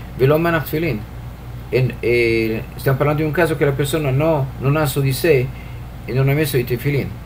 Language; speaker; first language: Italian; non-native, fluent; Hebrew